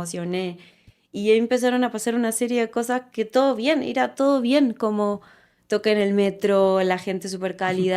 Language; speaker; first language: Spanish; native; Spanish